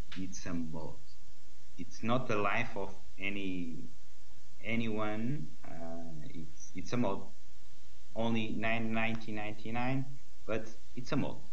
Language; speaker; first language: English; non-native, learner; Portuguese